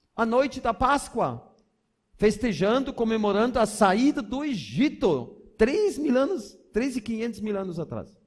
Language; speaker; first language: Portuguese; non-native, fluent; German